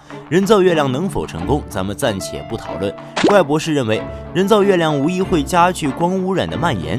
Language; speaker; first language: Chinese; native; Chinese